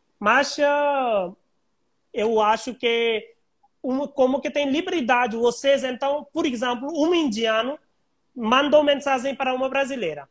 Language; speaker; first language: Portuguese; non-native, learner; Hindi